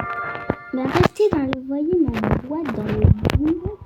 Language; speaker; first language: French; native; French